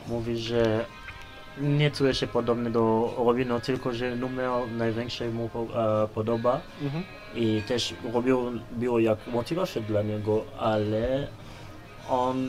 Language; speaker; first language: Polish; non-native, learner; Lingala